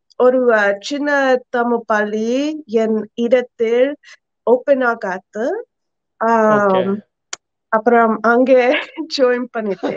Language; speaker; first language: Tamil; non-native, learner; English